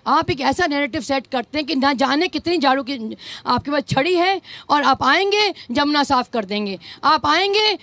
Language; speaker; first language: Hindi; native; Hindi